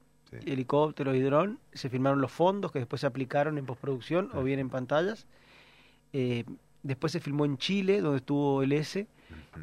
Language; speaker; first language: Spanish; native; Spanish